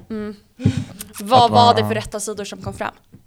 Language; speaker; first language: Swedish; native; Swedish